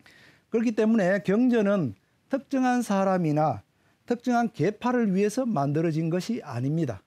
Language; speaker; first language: Korean; native; Korean